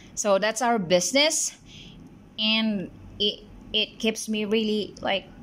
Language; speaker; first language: English; non-native, local second language; Cebuano